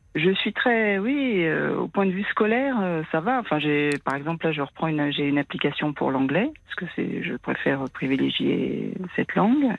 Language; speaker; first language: French; native; French